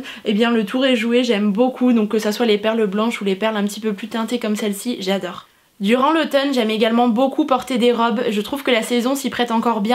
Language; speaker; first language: French; native; French